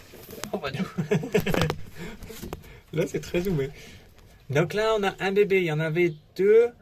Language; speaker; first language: French; native; French